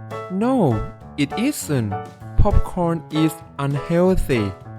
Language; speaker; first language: English; non-native, fluent; Thai